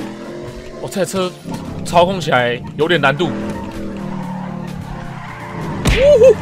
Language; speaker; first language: Chinese; native; Chinese